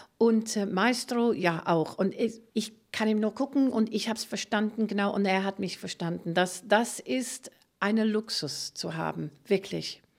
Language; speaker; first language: German; non-native, fluent; English